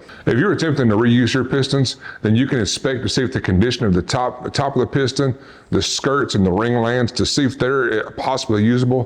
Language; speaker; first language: English; native; English